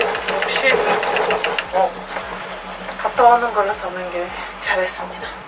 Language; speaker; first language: Korean; non-native, fluent; Lithuanian